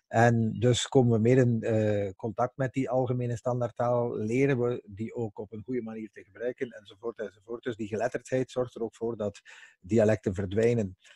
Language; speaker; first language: Dutch; native; Dutch